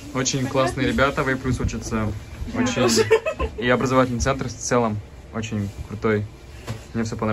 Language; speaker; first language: Russian; native; Russian